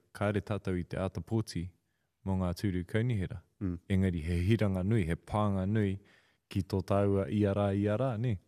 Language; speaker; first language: Māori; native; Māori